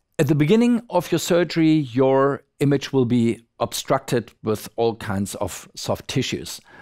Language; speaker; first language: English; non-native, fluent; German